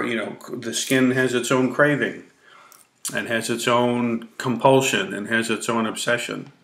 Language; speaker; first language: English; native; English